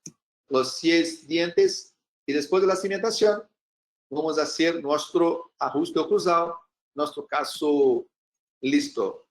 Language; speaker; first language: Spanish; non-native, learner; Portuguese